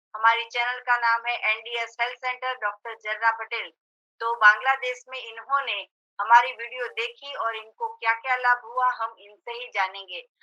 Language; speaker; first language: Hindi; non-native, local second language; Gujarati